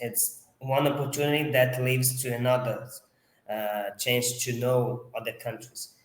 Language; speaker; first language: English; non-native, fluent; Portuguese